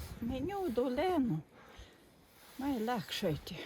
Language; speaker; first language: Ukrainian; native; Ukrainian